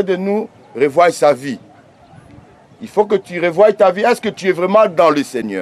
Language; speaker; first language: French; non-native, local second language; Lingala